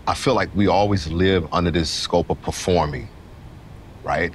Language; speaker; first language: English; native; English